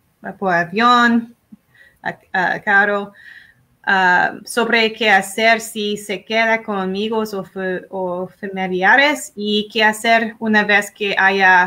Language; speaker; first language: Spanish; non-native, learner; English